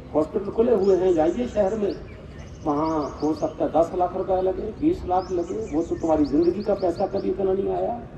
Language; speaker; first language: Hindi; non-native, local second language; Punjabi